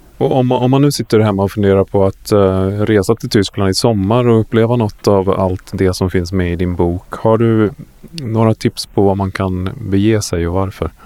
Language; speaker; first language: Swedish; native; Swedish